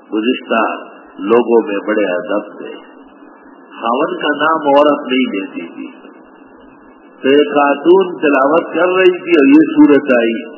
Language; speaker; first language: Urdu; non-native, local second language; Pashto